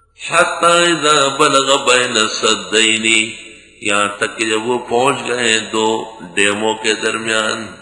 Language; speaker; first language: Urdu; non-native, local second language; Pashto